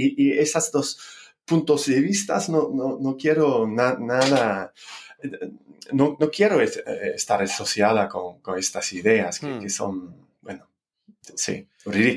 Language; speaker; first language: Spanish; non-native, fluent; English